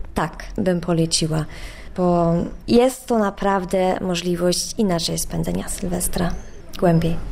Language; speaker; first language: Polish; early bilingual, heritage; Polish